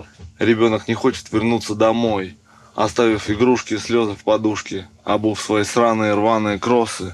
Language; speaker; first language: Russian; native; Russian